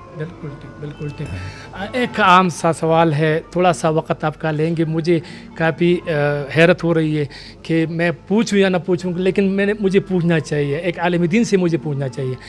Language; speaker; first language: Urdu; non-native, local second language; Pashto